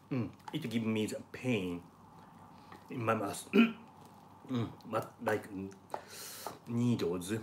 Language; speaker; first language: English; non-native, learner; Japanese